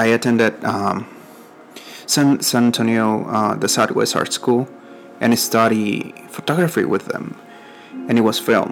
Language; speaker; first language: English; non-native, fluent; Spanish